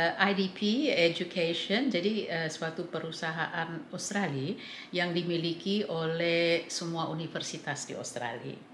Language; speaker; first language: Indonesian; early bilingual, heritage; English